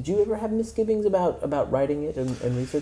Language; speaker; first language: English; native; English